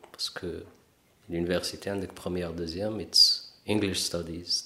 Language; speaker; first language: French; non-native, local second language; Arabic